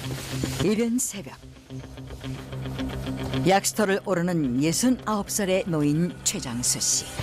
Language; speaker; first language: Korean; native; Korean